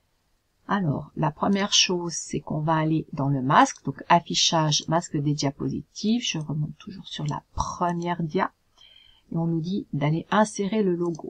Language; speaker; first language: French; native; French